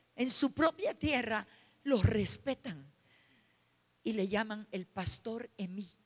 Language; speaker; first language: Spanish; native; Spanish